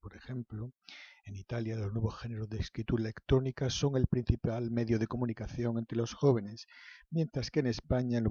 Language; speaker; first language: Spanish; native; Spanish